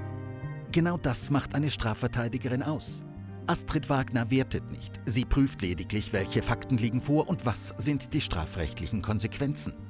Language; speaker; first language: German; native; German